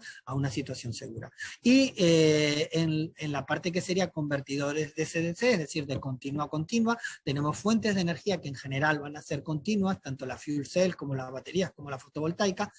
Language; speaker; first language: Spanish; native; Spanish